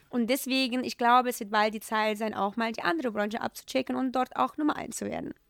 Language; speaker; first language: German; non-native, fluent; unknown